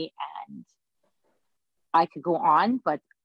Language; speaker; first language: English; native; English